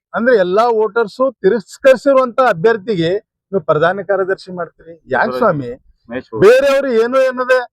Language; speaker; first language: Kannada; non-native, local second language; Urdu